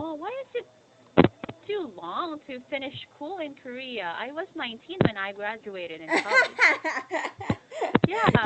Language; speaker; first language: English; non-native, fluent; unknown